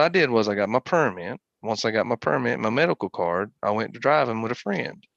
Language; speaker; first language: English; native; English